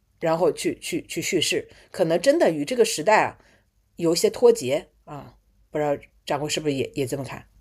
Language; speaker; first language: Chinese; native; Chinese